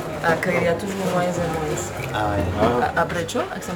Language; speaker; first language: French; non-native, fluent; Slovak